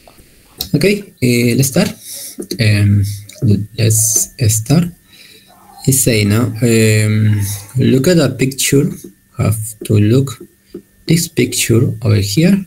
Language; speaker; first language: English; non-native, learner; Spanish